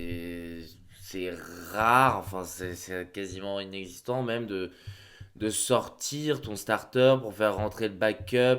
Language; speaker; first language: French; native; French